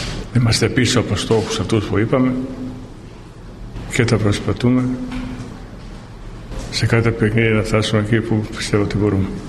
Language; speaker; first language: Greek; non-native, fluent; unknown